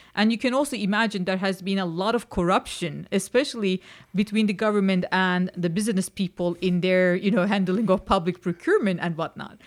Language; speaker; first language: English; non-native, fluent; Turkish